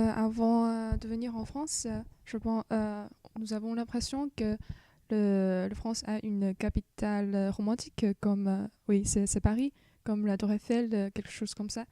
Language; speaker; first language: French; non-native, fluent; Chinese